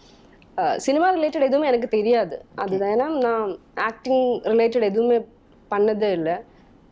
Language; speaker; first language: Tamil; non-native, local second language; Malayalam